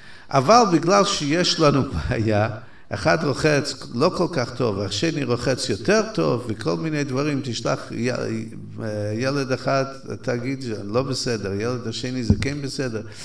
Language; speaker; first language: Hebrew; non-native, fluent; English